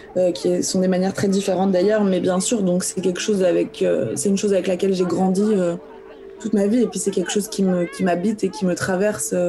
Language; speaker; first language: French; early bilingual, other home language; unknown